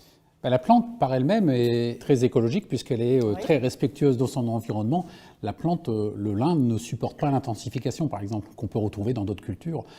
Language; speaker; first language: French; native; French